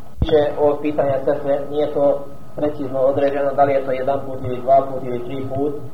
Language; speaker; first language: Bosnian; non-native, fluent; Arabic